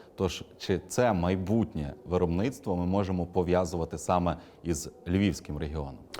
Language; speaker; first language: Ukrainian; native; Ukrainian